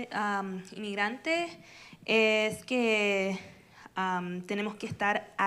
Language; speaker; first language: Spanish; early bilingual, other home language; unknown